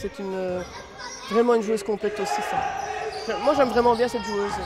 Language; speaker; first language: French; native; French